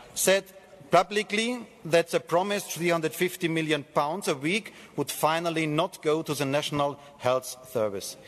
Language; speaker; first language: English; non-native, fluent; German